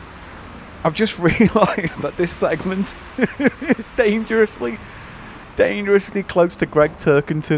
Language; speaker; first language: English; native; English